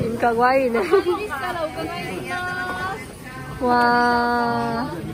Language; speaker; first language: Japanese; non-native, learner; Vietnamese